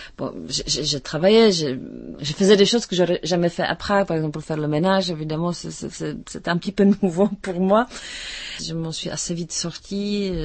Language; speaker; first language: French; non-native, fluent; Czech